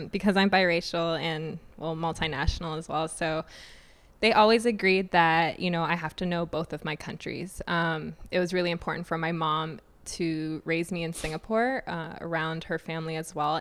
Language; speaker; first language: English; native; English